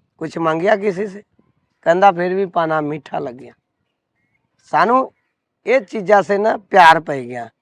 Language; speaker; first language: Punjabi; early bilingual, other home language; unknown